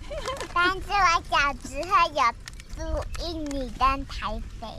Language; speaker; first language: Chinese; early bilingual, heritage; Chinese